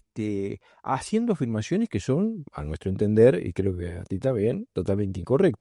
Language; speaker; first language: Spanish; native; Spanish